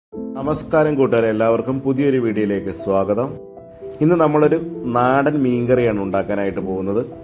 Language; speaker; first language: Malayalam; native; Malayalam